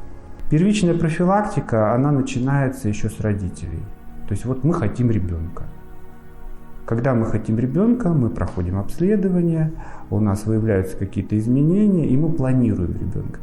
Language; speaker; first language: Russian; native; Russian